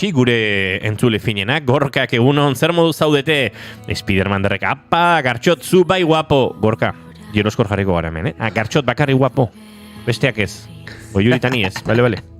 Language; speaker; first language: Basque; native; Basque